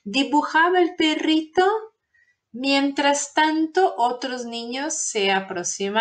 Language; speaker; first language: Spanish; non-native, fluent; Portuguese